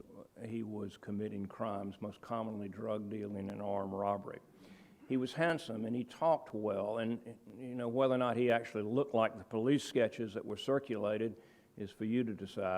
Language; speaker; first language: English; native; English